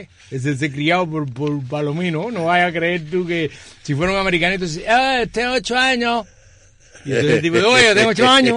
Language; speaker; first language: Spanish; native; Spanish